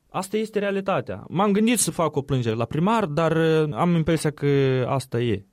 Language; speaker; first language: Romanian; native; Romanian